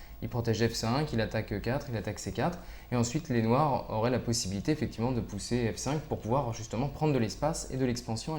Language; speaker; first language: French; native; French